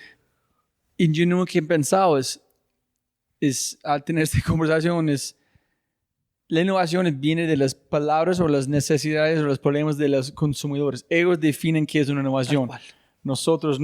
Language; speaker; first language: Spanish; non-native, fluent; English